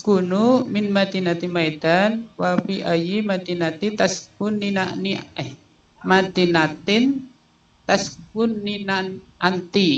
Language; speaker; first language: Arabic; non-native, learner; Indonesian